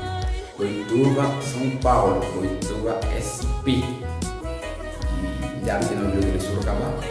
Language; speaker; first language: Portuguese; non-native, learner; Haitian Creole